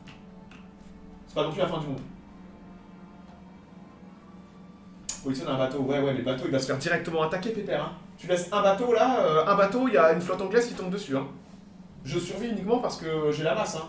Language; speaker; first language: French; native; French